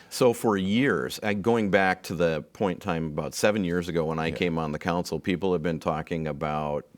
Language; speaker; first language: English; native; English